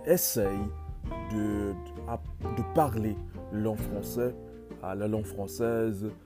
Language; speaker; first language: French; non-native, learner; English